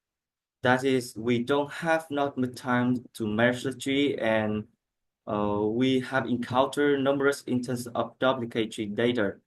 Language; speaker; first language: English; non-native, learner; Vietnamese